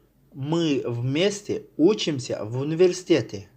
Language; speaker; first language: Russian; non-native, fluent; Tajik